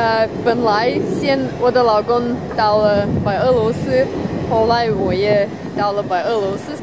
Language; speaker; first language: Chinese; non-native, fluent; Russian